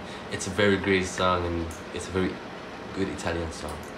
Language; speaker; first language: English; non-native, fluent; Slovak